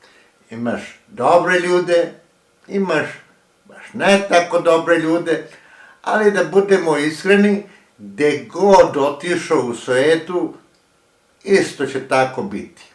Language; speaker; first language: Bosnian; early bilingual, heritage; Croatian